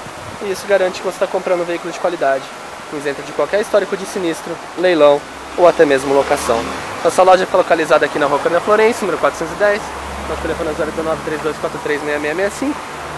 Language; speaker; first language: Portuguese; native; Portuguese